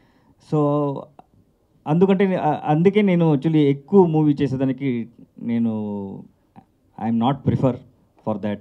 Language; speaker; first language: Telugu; non-native, learner; Kannada